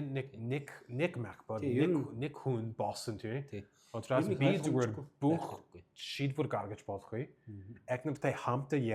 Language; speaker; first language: Mongolian; non-native, learner; English